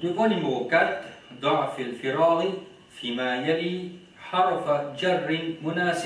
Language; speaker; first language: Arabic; non-native, learner; Haitian Creole